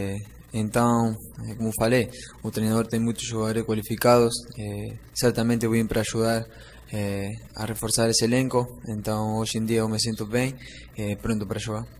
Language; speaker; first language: Portuguese; non-native, fluent; Spanish